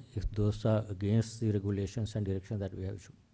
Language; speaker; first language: English; non-native, local second language; Sinhala